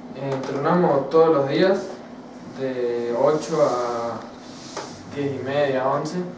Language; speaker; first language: Spanish; native; Spanish